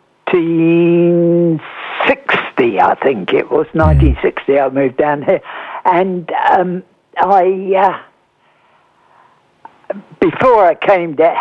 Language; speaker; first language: English; native; English